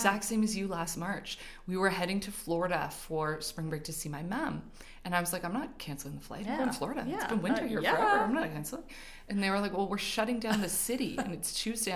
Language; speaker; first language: English; native; English